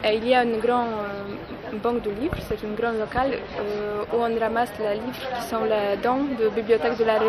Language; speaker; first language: French; non-native, fluent; Polish